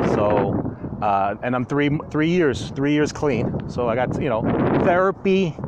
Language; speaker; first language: English; native; English